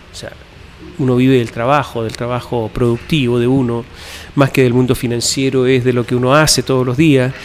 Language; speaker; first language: Spanish; native; Spanish